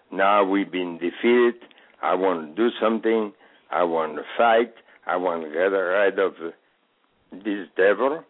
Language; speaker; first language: English; non-native, fluent; French